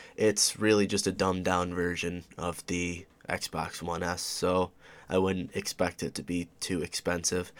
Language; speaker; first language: English; native; English